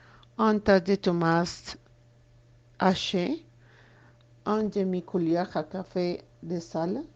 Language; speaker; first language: French; non-native, learner; Spanish